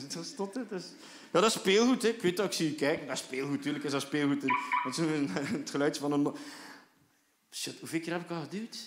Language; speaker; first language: Dutch; native; Dutch